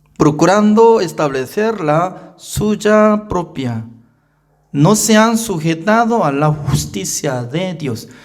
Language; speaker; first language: Spanish; non-native, fluent; Korean